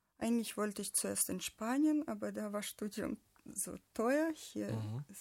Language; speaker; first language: German; non-native, fluent; Russian